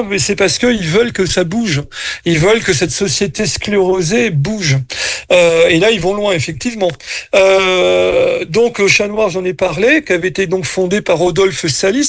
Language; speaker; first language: French; native; French